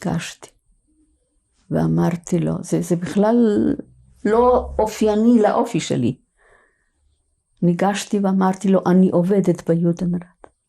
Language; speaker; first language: Hebrew; non-native, fluent; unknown